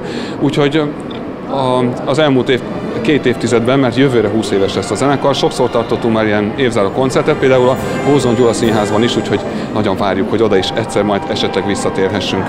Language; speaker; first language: Hungarian; native; Hungarian